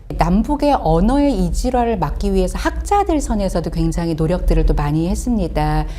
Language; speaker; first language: Korean; native; Korean